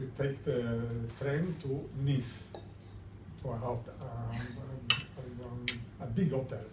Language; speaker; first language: English; non-native, learner; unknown